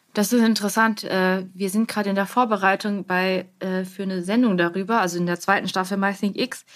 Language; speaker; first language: German; early bilingual, other home language; Vietnamese